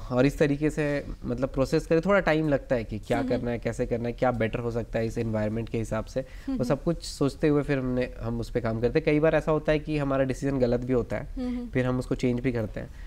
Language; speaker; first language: Hindi; native; Hindi